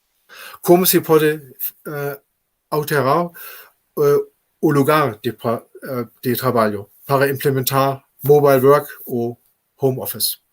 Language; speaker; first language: Portuguese; non-native, fluent; German